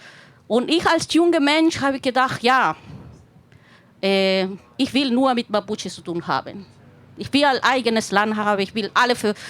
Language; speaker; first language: German; non-native, fluent; Spanish